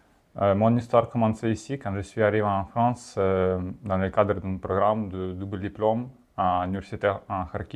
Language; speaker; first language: French; non-native, fluent; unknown